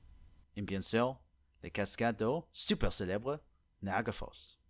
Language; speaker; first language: French; non-native, learner; English